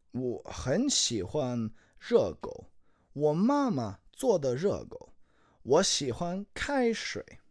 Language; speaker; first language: Chinese; non-native, learner; English